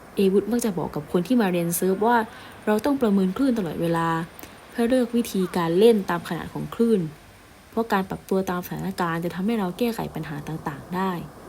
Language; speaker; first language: Thai; non-native, local second language; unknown